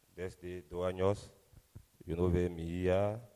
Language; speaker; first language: Spanish; non-native, learner; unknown